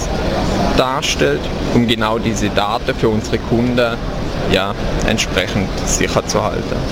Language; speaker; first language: German; native; German